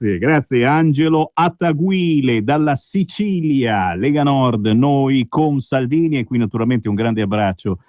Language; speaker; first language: Italian; native; Italian